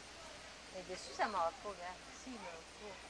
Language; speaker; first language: French; native; French